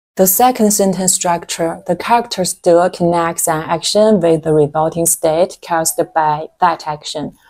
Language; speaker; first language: English; non-native, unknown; Chinese